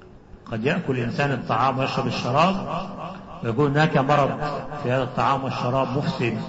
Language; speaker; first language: Arabic; native; Arabic